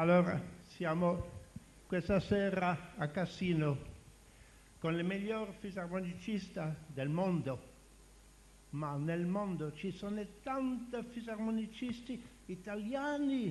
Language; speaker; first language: Italian; non-native, learner; French